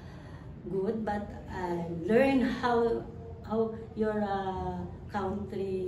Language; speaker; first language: English; non-native, learner; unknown